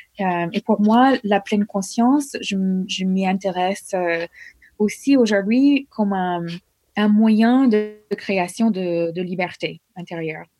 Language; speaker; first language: French; non-native, fluent; English